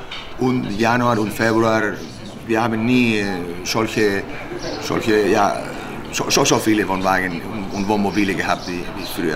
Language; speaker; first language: German; non-native, fluent; Spanish